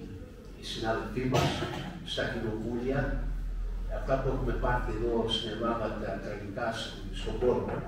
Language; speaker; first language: Greek; early bilingual, heritage; Greek